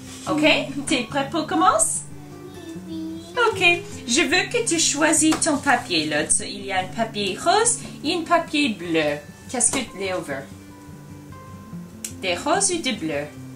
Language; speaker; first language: French; non-native, learner; English